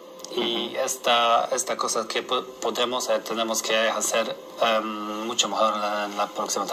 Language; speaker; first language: Spanish; non-native, learner; Polish